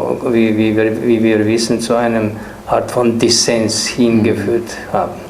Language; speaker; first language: German; non-native, fluent; Slovenian